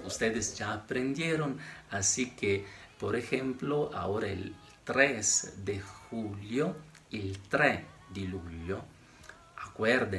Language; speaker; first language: Spanish; non-native, fluent; Italian